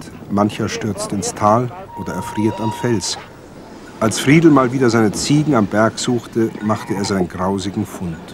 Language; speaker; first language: German; native; German